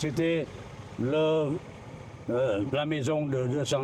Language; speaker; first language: French; non-native, learner; Thai